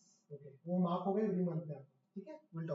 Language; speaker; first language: Hindi; native; Hindi